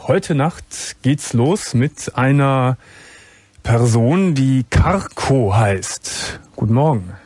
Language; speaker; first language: German; native; German